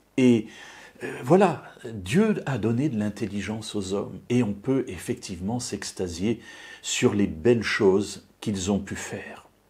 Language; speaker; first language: French; native; French